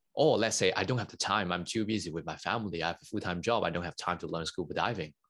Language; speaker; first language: English; non-native, local second language; Cantonese